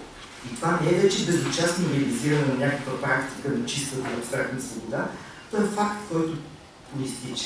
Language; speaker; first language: Bulgarian; native; Bulgarian